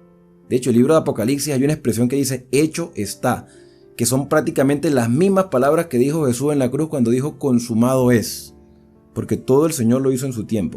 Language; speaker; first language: Spanish; native; Spanish